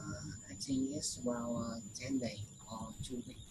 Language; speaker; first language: English; non-native, learner; Vietnamese